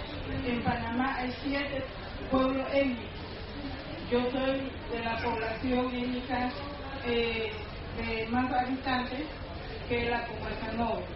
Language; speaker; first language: Spanish; non-native, local second language; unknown